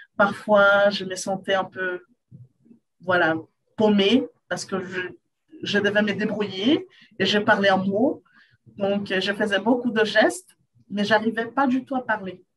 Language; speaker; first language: French; non-native, fluent; Portuguese